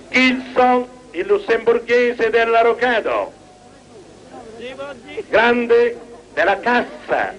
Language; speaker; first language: Italian; native; Italian